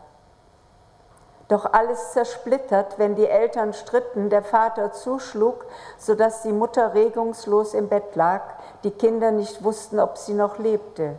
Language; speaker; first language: German; native; German